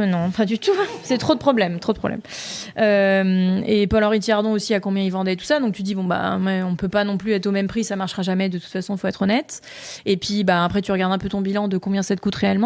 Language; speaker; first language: French; native; French